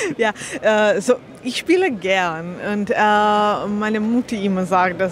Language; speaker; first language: German; non-native, learner; Slovak